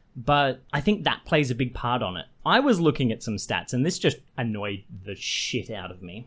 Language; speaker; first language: English; native; English